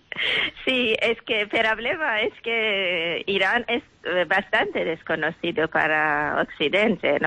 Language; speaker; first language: Spanish; non-native, learner; Persian